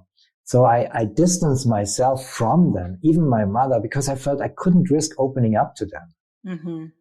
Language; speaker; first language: English; non-native, fluent; German